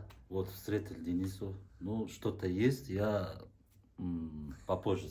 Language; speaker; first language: Russian; non-native, local second language; Kazakh